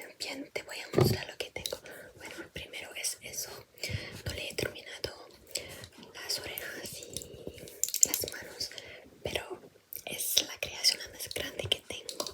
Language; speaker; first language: Spanish; non-native, fluent; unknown